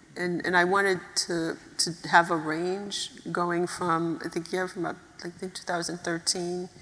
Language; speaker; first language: English; early bilingual, other home language; Haitian Creole